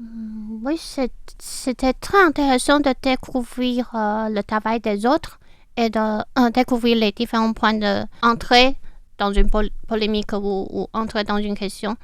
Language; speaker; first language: French; non-native, fluent; Chinese